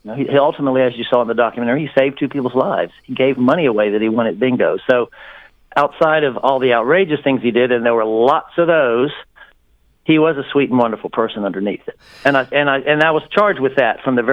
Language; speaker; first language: English; native; English